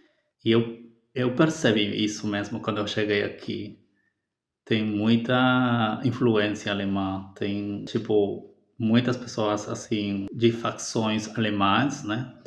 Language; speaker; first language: Portuguese; non-native, fluent; Spanish